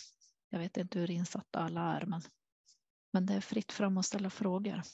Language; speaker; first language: Swedish; native; Swedish